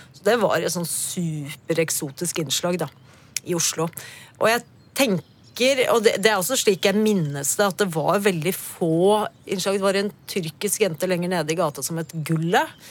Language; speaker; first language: Norwegian; early bilingual, other home language; Spanish